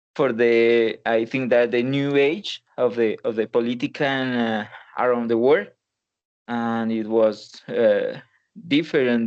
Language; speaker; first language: English; non-native, learner; Spanish